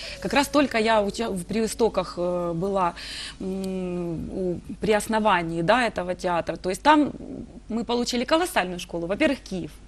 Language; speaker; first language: Russian; native; Russian